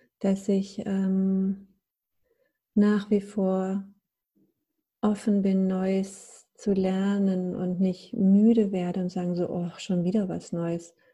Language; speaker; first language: German; native; German